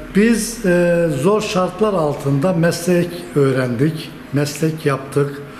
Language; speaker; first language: Turkish; native; Turkish